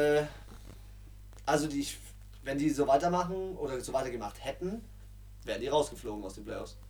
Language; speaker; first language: German; native; German